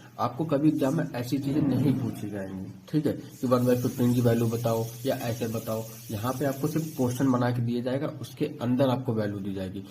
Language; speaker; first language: Hindi; native; Hindi